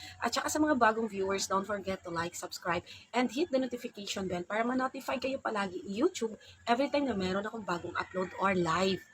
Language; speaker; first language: Filipino; non-native, local second language; Hiligaynon